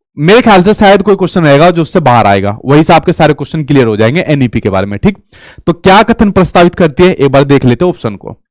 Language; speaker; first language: Hindi; native; Hindi